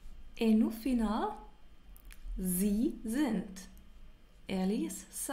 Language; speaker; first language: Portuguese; non-native, fluent; German